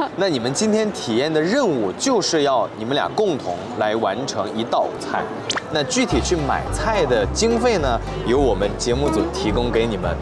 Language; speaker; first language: Chinese; native; Chinese